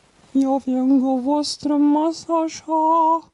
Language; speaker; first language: Italian; non-native, learner; German